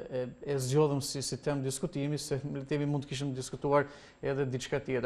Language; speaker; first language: Albanian; native; Albanian